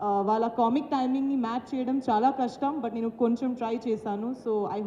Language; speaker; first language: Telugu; non-native, learner; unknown